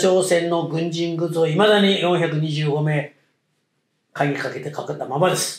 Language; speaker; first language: Japanese; native; Japanese